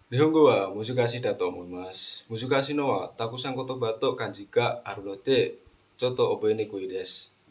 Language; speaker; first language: Japanese; non-native, learner; Indonesian